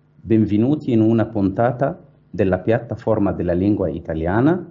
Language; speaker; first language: Italian; non-native, fluent; Arabic